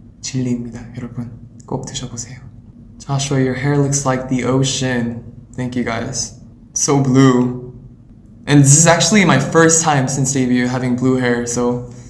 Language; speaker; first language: English; early bilingual, other home language; Korean